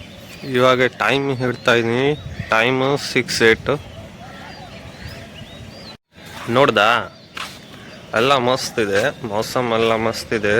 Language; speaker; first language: Kannada; non-native, local second language; Hindi